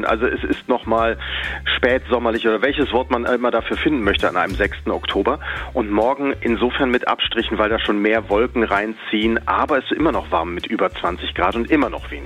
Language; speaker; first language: German; native; German